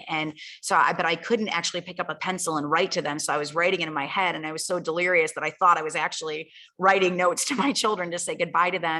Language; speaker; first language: English; native; English